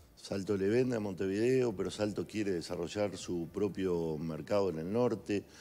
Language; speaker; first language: Spanish; native; Spanish